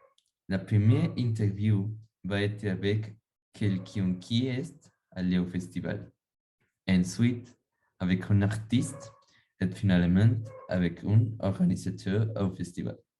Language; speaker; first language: French; non-native, learner; Spanish